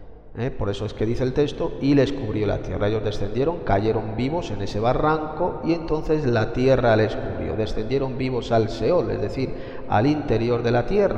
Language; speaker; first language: Spanish; native; Spanish